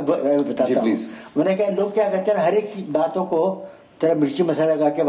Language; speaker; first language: Hindi; native; Hindi